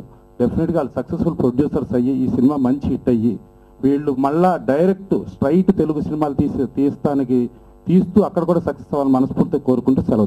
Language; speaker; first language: Telugu; native; Telugu